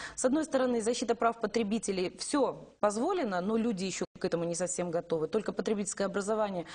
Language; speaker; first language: Russian; native; Russian